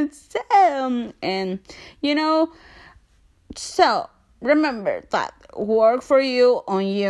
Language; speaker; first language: English; non-native, learner; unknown